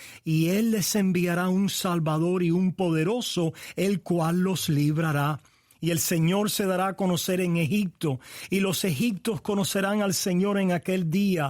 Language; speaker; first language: Spanish; native; Spanish